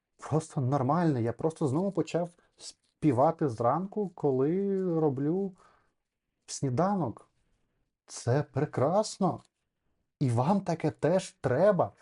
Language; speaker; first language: Ukrainian; non-native, local second language; Russian